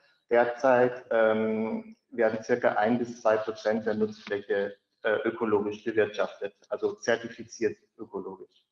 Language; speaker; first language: German; native; German